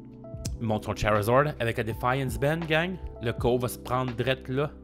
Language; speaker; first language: French; native; French